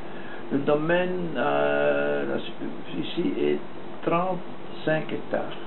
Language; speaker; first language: French; non-native, fluent; Dutch